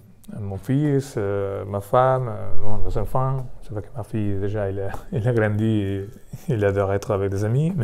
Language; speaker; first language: French; non-native, fluent; Spanish